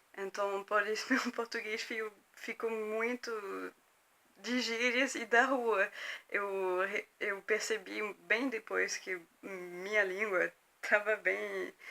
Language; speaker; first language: Portuguese; non-native, fluent; French